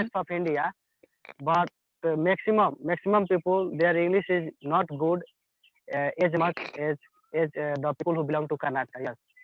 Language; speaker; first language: English; non-native, learner; Hindi